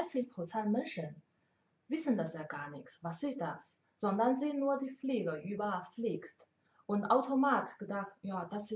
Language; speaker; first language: German; non-native, learner; Chinese